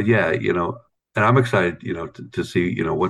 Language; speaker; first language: English; native; English